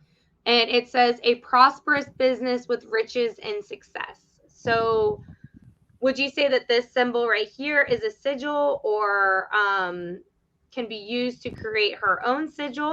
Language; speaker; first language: English; native; English